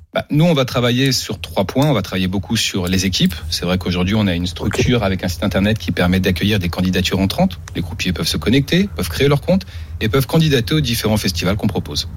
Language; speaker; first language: French; native; French